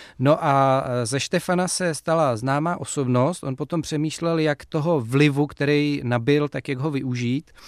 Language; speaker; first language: Czech; native; Czech